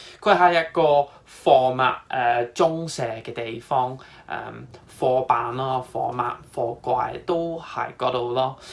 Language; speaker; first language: Cantonese; non-native, fluent; English